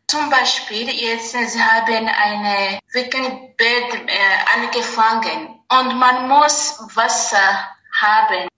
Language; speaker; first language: German; non-native, learner; Rundi